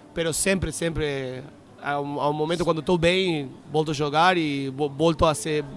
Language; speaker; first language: Portuguese; non-native, learner; Spanish